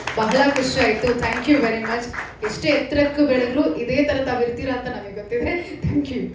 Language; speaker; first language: Kannada; native; Kannada